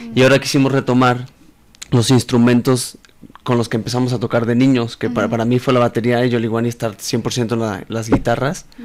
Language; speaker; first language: Spanish; native; Spanish